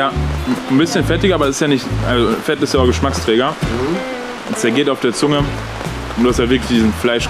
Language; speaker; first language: German; native; German